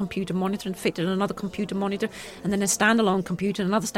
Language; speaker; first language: English; non-native, fluent; Swiss German